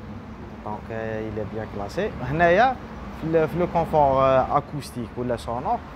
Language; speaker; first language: French; non-native, local second language; Arabic